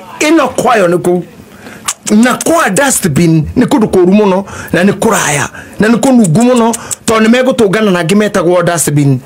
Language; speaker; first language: Kikuyu; native; Kikuyu